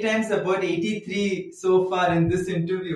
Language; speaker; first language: English; non-native, local second language; Tamil